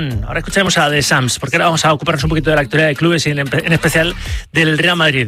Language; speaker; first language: Spanish; native; Spanish